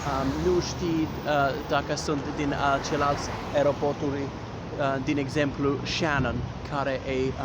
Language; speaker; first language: Romanian; non-native, learner; English